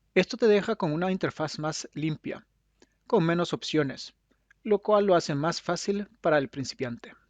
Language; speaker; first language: Spanish; non-native, fluent; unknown